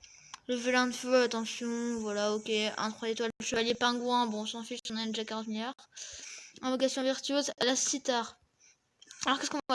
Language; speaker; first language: French; native; French